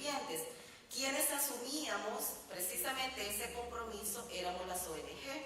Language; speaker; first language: Spanish; native; Spanish